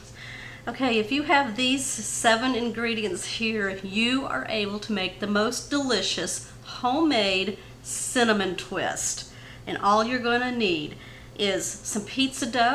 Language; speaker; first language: English; native; English